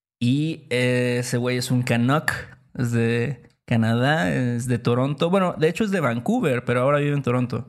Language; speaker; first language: Spanish; native; Spanish